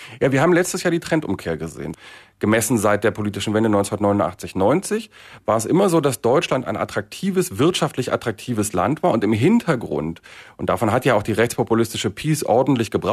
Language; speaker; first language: German; native; German